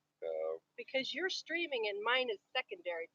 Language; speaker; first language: English; native; English